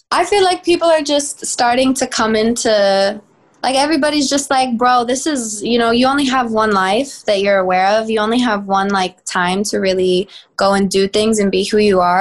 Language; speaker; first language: English; native; English